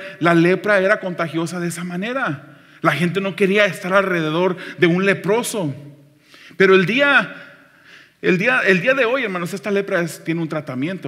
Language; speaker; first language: Spanish; native; Spanish